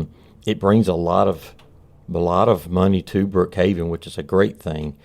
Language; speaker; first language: English; native; English